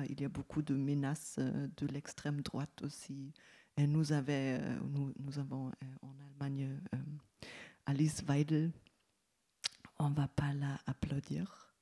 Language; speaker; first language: French; non-native, fluent; German